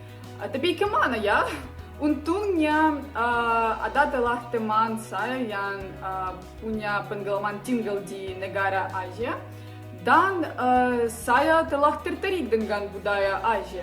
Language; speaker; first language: Indonesian; non-native, learner; Ukrainian